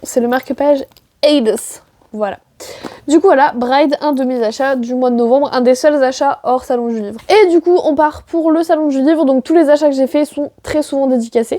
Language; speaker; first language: French; native; French